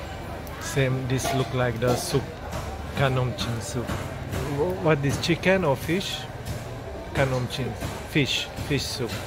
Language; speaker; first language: English; non-native, learner; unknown